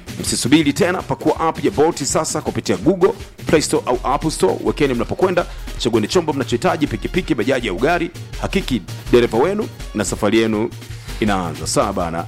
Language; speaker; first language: Swahili; native; Swahili